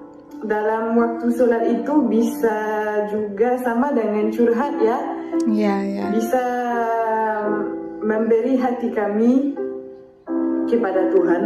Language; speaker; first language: Indonesian; non-native, fluent; French